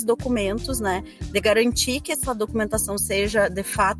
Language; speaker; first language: Portuguese; native; Portuguese